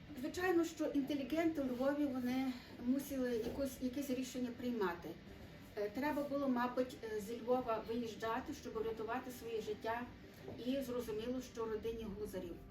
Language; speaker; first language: Ukrainian; native; Ukrainian